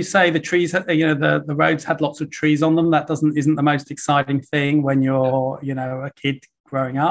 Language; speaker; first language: English; native; English